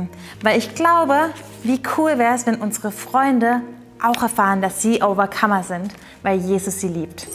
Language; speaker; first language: German; native; German